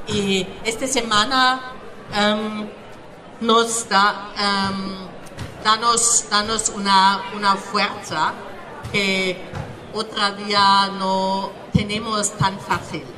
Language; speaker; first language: Spanish; non-native, learner; German